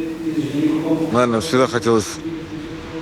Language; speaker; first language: Russian; native; Russian